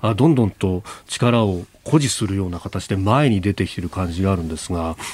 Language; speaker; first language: Japanese; native; Japanese